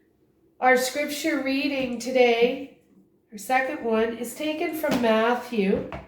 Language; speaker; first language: English; native; English